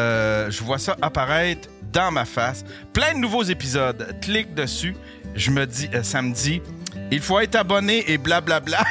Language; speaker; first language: French; native; French